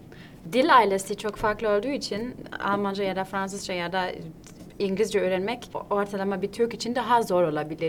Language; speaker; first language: Turkish; non-native, fluent; German